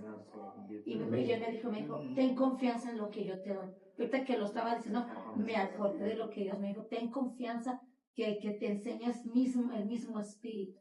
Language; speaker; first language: Spanish; native; Spanish